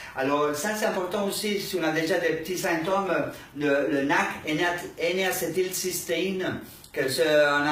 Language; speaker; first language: French; non-native, fluent; Spanish